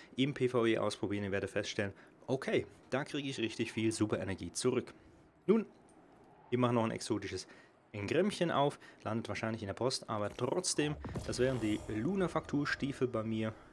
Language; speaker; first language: German; native; German